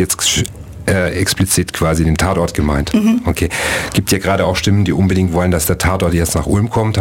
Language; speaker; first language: German; native; German